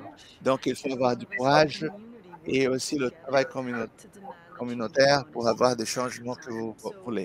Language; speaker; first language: French; non-native, learner; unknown